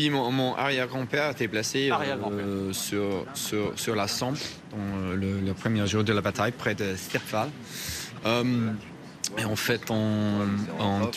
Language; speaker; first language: French; non-native, fluent; English